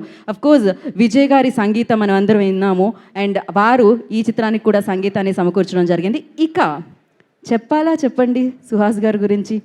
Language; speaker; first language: Telugu; native; Telugu